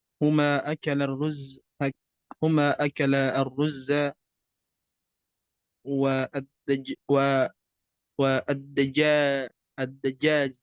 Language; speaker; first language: Arabic; non-native, learner; Indonesian